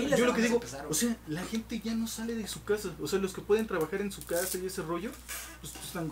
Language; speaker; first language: Spanish; native; Spanish